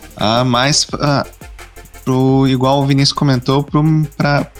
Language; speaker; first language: Portuguese; native; Portuguese